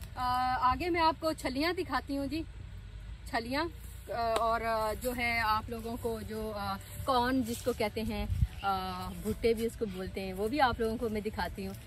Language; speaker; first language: Urdu; non-native, local second language; Punjabi